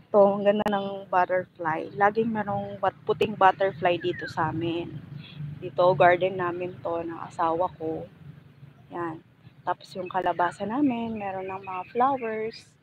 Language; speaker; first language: Filipino; non-native, local second language; Bikol